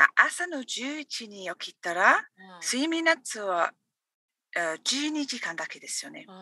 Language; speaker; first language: Japanese; non-native, learner; English